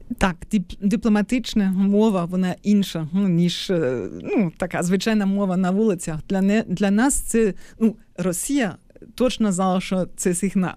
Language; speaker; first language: Ukrainian; non-native, fluent; German